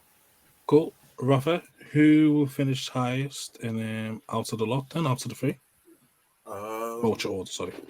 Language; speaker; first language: English; native; English